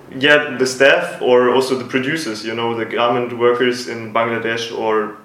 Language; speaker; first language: English; non-native, fluent; German